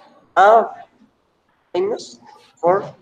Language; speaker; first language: English; non-native, learner; Spanish